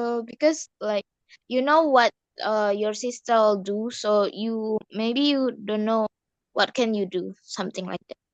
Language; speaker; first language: English; non-native, learner; Indonesian